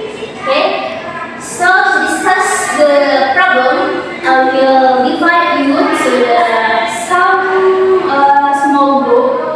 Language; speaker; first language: English; non-native, learner; Indonesian